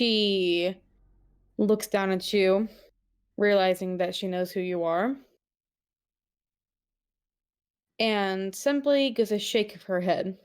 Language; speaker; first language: English; native; English